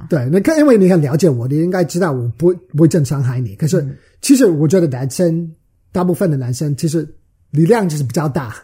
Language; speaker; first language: Chinese; early bilingual, heritage; Chinese